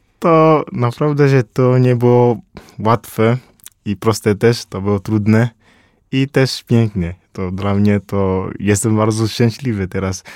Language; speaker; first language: Polish; non-native, learner; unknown